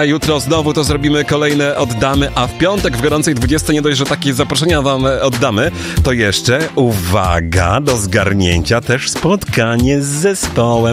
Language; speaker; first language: Polish; native; Polish